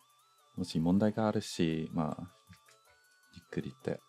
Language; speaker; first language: Japanese; non-native, learner; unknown